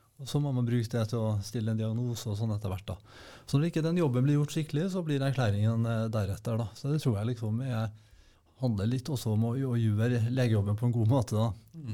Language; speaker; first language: Norwegian; native; Norwegian